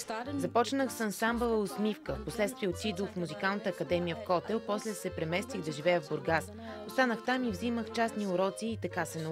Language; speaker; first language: Bulgarian; non-native, fluent; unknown